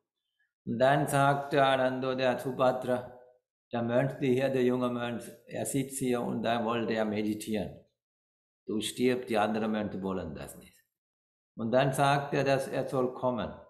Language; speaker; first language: German; non-native, learner; Sinhala